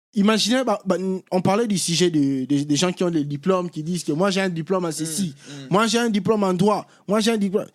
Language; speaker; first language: French; non-native, local second language; Lingala